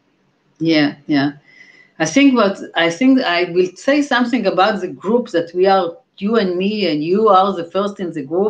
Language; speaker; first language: English; non-native, fluent; Hebrew